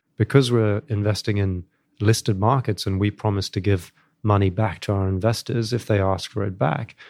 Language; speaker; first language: English; native; English